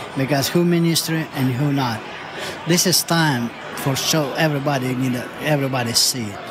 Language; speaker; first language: English; non-native, learner; Ukrainian